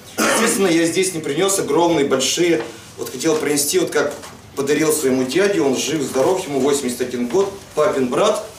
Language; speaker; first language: Russian; native; Russian